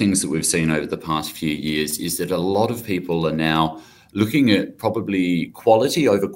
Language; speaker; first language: English; native; English